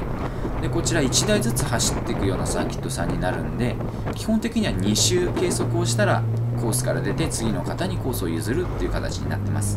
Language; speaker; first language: Japanese; native; Japanese